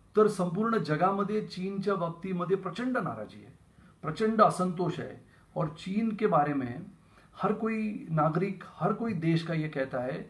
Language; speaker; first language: Hindi; non-native, local second language; Marathi